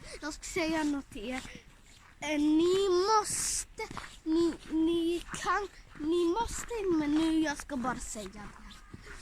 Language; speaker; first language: Swedish; early bilingual, other home language; Somali